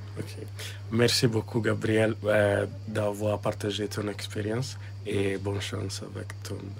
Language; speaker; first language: French; non-native, fluent; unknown